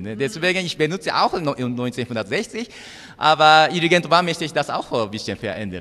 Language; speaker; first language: German; non-native, learner; Japanese